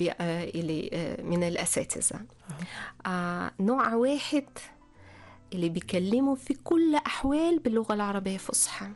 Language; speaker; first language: Arabic; non-native, fluent; Russian